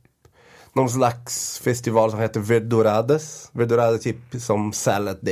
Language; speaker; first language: Swedish; non-native, fluent; Portuguese